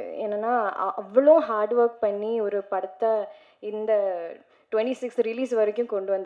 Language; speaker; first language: Tamil; non-native, learner; Malayalam